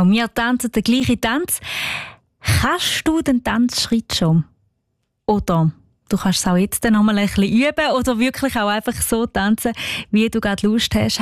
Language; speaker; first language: German; native; German